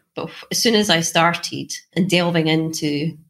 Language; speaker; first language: English; native; English